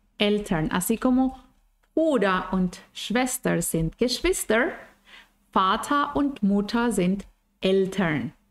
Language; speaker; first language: German; non-native, fluent; Spanish